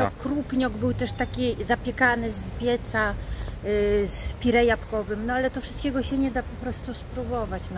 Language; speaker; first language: Polish; native; Polish